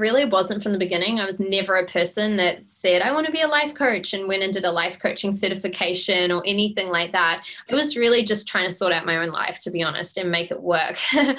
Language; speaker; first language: English; native; English